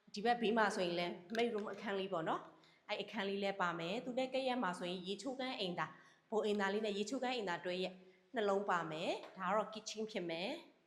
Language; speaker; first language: Burmese; native; Burmese